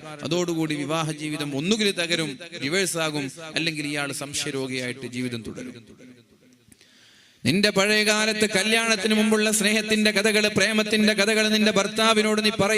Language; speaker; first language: Malayalam; native; Malayalam